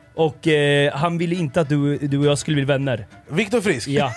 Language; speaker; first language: Swedish; native; Swedish